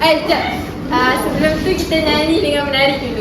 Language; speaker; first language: Malay; native; Malay